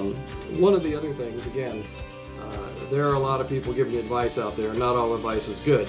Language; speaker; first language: English; native; English